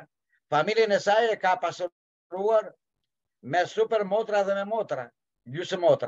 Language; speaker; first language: Albanian; native; Albanian